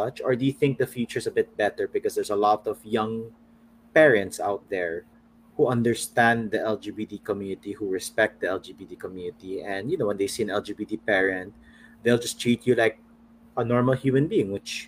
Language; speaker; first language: English; non-native, local second language; Filipino